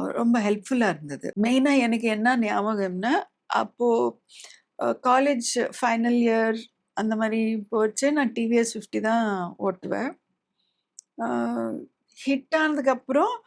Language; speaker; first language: Tamil; non-native, local second language; English